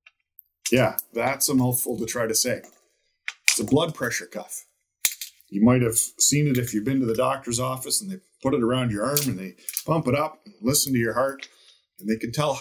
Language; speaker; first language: English; native; English